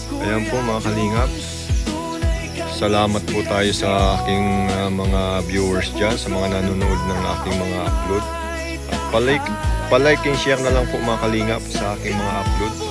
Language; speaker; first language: Filipino; non-native, local second language; Bikol